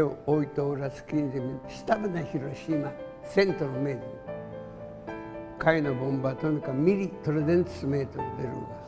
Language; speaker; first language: Portuguese; non-native, learner; Japanese